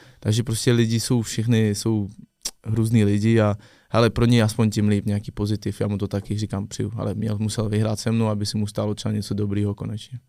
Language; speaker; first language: Czech; non-native, fluent; French